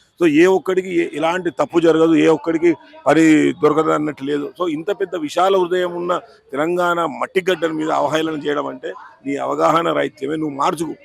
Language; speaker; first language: Telugu; native; Telugu